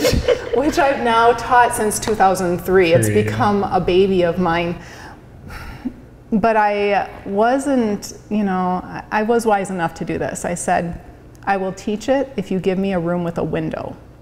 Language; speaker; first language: English; native; English